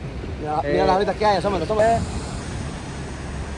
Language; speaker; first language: Spanish; native; Spanish